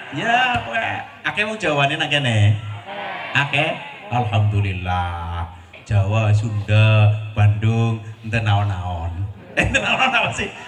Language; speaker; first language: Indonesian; non-native, local second language; Javanese